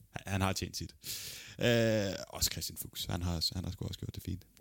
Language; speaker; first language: Danish; early bilingual, other home language; Italian